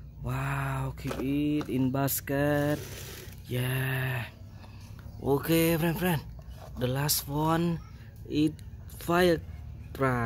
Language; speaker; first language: English; non-native, learner; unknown